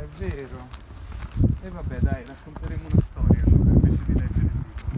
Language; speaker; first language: Italian; native; Italian